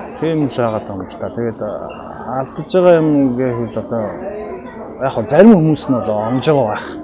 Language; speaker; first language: Mongolian; native; Mongolian